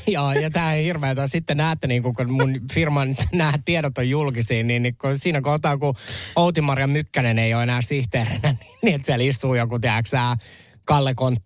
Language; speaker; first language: Finnish; native; Finnish